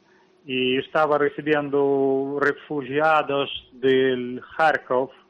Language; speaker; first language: Spanish; non-native, learner; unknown